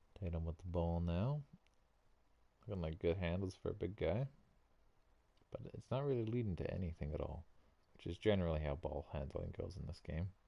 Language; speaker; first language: English; native; English